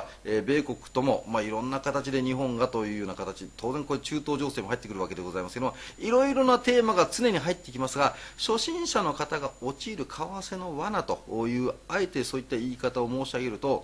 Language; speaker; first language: Japanese; native; Japanese